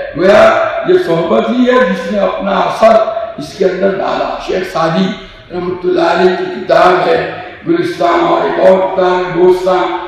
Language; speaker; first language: Urdu; non-native, local second language; Gujarati